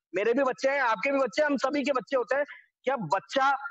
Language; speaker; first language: Hindi; native; Hindi